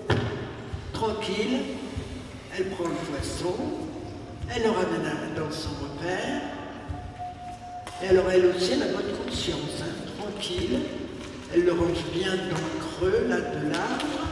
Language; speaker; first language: French; native; French